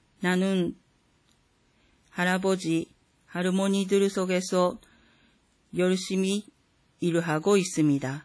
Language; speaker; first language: Korean; non-native, fluent; Japanese